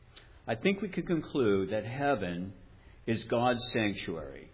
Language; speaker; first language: English; native; English